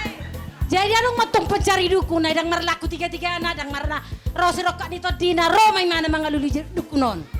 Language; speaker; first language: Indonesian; non-native, local second language; Batak Toba